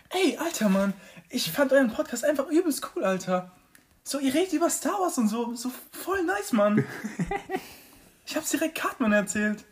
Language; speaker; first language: German; native; German